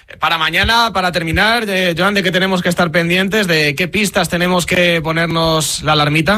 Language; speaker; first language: Spanish; native; Spanish